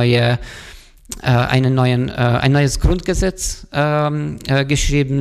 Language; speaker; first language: German; non-native, fluent; Hungarian